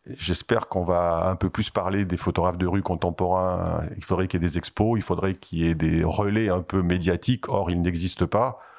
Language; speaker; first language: French; native; French